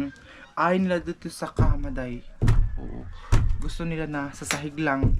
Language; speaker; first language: Filipino; native; Filipino